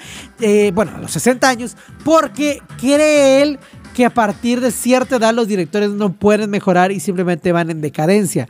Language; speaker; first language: Spanish; native; Spanish